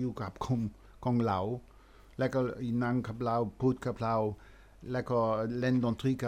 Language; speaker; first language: Thai; non-native, fluent; Dutch